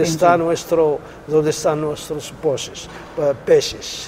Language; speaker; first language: Spanish; non-native, local second language; Arabic